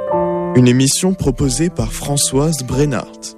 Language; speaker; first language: French; native; French